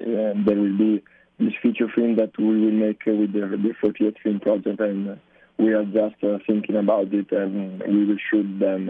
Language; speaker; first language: English; non-native, learner; Italian